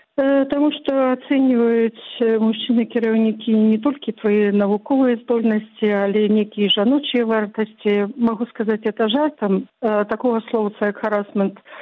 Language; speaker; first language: Belarusian; non-native, local second language; Russian